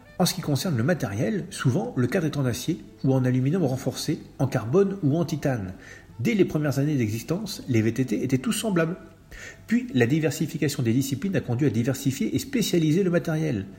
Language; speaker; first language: French; native; French